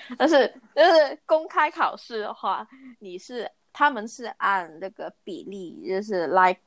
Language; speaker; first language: Chinese; non-native, local second language; Cantonese